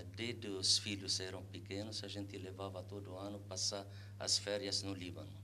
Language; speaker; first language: Portuguese; non-native, fluent; Arabic